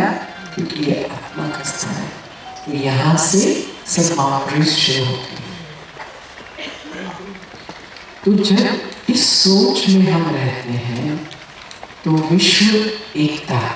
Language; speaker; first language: Hindi; native; Hindi